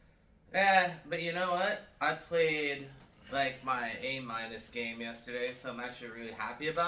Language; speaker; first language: English; native; English